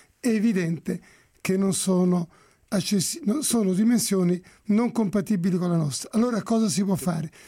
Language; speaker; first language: Italian; native; Italian